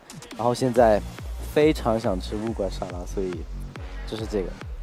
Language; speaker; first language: Chinese; non-native, fluent; Thai